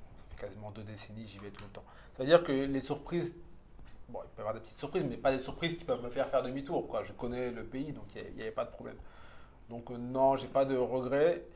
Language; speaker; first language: French; early bilingual, other home language; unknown